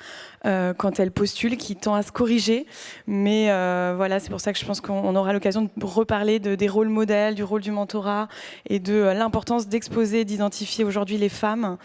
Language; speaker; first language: French; native; French